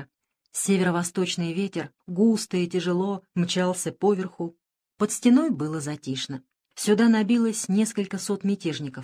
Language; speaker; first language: Russian; native; Russian